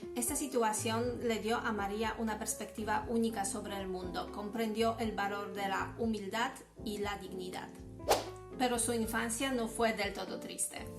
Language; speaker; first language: Spanish; non-native, fluent; Polish